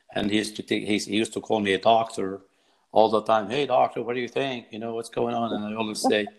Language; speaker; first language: English; non-native, fluent; Arabic